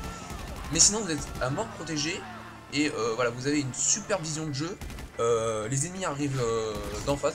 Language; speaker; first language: French; native; French